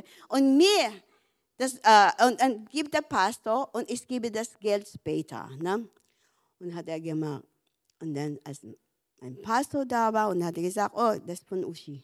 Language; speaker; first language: German; non-native, learner; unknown